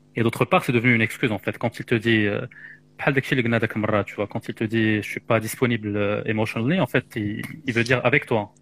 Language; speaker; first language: French; non-native, local second language; Arabic